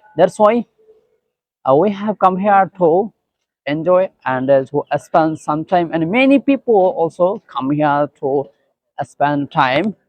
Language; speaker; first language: English; non-native, learner; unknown